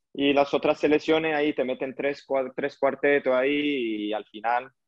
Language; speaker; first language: Spanish; early bilingual, heritage; French